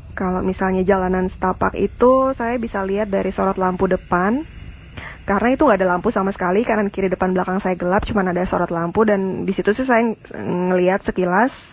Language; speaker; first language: Indonesian; native; Indonesian